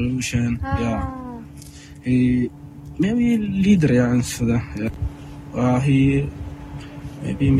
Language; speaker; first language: English; non-native, learner; Arabic